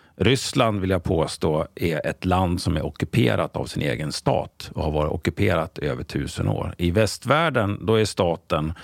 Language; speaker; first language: Swedish; native; Swedish